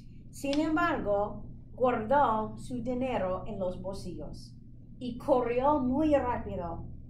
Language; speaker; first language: Spanish; non-native, fluent; English